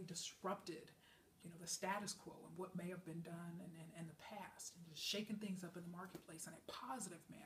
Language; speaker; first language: English; native; English